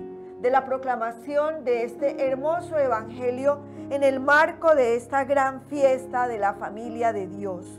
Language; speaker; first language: Spanish; native; Spanish